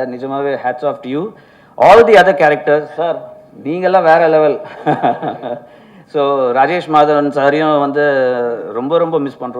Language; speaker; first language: Tamil; native; Tamil